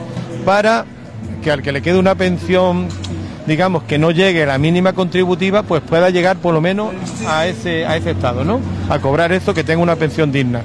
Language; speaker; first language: Spanish; native; Spanish